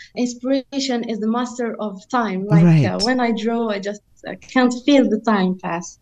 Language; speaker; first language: English; non-native, fluent; Arabic